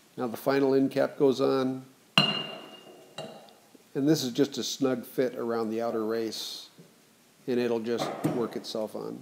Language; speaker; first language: English; native; English